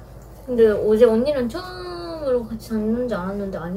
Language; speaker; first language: Korean; non-native, fluent; Japanese